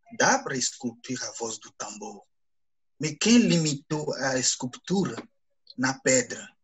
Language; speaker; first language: Portuguese; non-native, fluent; Ewe